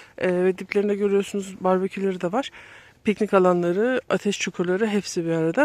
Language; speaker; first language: Turkish; native; Turkish